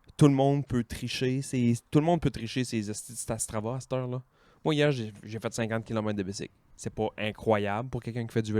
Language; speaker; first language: French; native; French